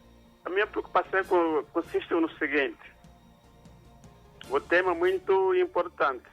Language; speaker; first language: Portuguese; non-native, local second language; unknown